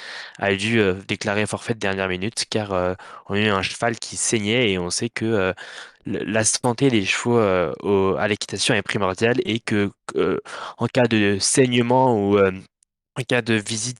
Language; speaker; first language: French; native; French